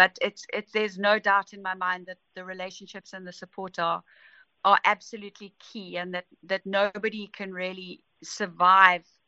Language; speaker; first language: English; native; English